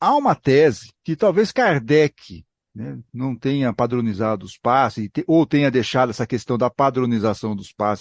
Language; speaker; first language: Portuguese; native; Portuguese